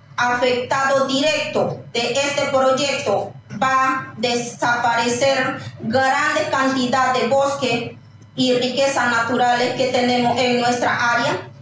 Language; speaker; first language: Spanish; non-native, local second language; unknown